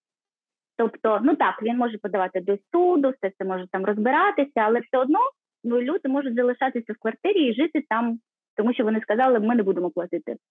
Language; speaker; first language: Ukrainian; native; Ukrainian